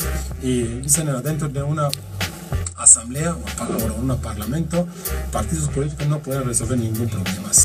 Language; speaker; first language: Spanish; non-native, learner; Kurdish